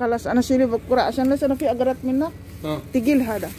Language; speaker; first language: Arabic; non-native, learner; Filipino